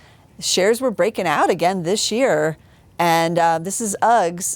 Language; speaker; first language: English; native; English